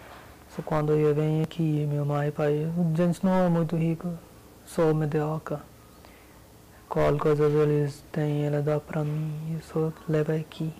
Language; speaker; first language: Portuguese; non-native, learner; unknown